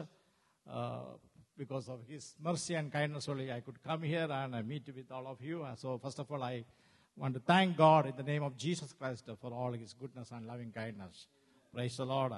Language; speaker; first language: English; non-native, local second language; Malayalam